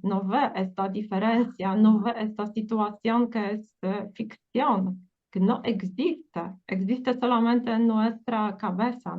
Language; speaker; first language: Spanish; non-native, fluent; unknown